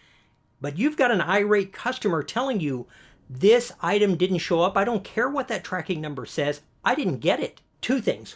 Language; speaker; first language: English; native; English